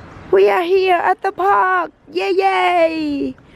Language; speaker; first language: English; non-native, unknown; Vietnamese